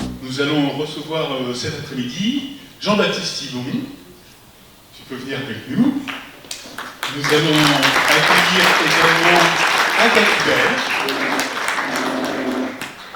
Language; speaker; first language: French; native; French